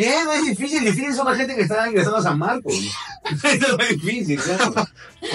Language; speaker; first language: Spanish; native; Spanish